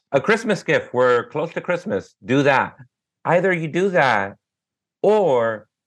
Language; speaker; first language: English; native; English